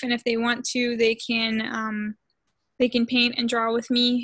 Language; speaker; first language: English; early bilingual, other home language; Spanish